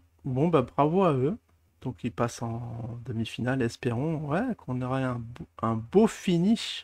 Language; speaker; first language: French; native; French